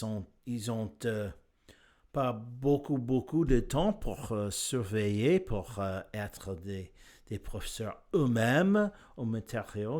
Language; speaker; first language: French; non-native, learner; English